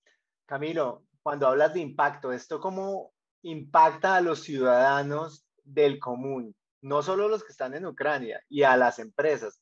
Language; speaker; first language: Spanish; native; Spanish